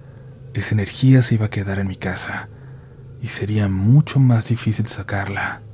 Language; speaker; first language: Spanish; native; Spanish